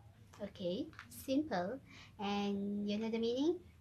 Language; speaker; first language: English; non-native, local second language; Malay